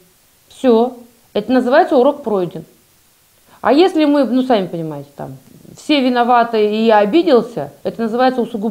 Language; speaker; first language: Russian; native; Russian